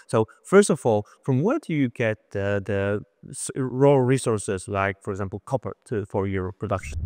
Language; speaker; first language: English; non-native, fluent; Polish